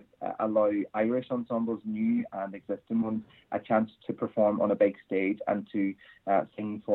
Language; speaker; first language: English; native; English